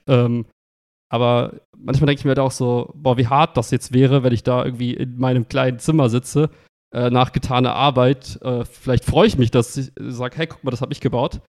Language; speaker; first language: German; native; German